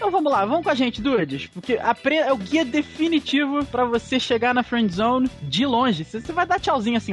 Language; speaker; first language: Portuguese; native; Portuguese